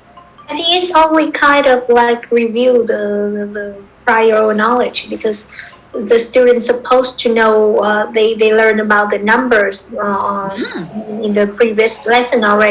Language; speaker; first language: English; non-native, fluent; Vietnamese